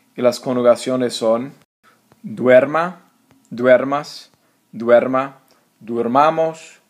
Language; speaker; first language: Spanish; non-native, fluent; English